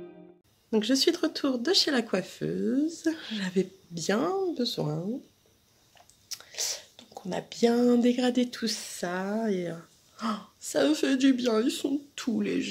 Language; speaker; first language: French; native; French